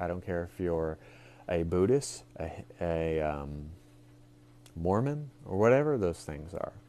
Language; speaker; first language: English; native; English